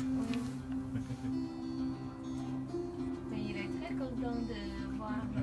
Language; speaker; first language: French; non-native, learner; Chinese